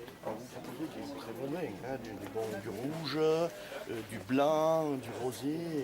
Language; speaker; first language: French; native; French